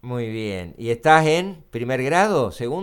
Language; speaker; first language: Spanish; native; Spanish